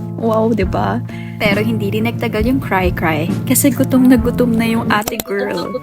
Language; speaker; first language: Filipino; native; Filipino